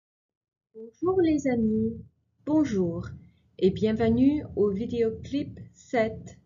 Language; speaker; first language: French; non-native, fluent; English